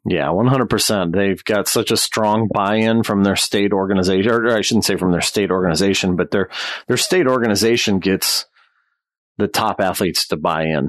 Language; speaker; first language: English; native; English